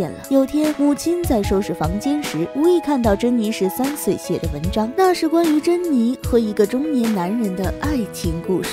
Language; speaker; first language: Chinese; native; Chinese